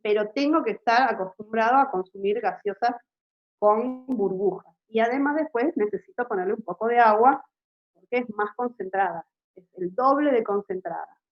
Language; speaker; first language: Spanish; native; Spanish